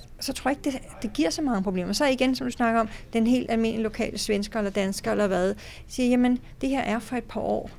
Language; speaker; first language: Danish; native; Danish